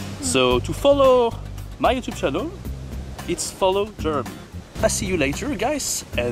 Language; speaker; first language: English; non-native, fluent; French